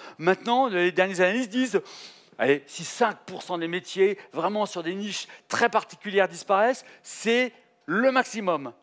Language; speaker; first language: French; native; French